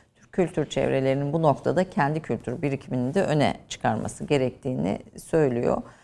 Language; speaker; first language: Turkish; native; Turkish